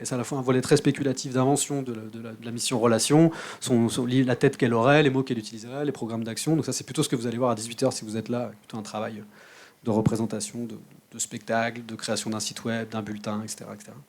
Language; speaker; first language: French; native; French